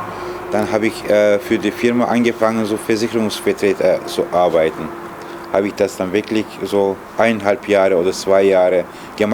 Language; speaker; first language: German; non-native, fluent; Turkish